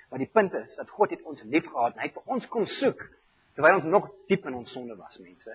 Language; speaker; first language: Afrikaans; non-native, fluent; German